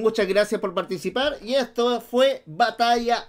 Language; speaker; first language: Spanish; native; Spanish